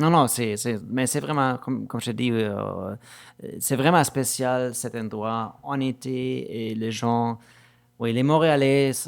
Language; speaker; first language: French; non-native, fluent; German